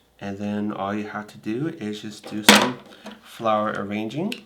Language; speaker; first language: English; native; English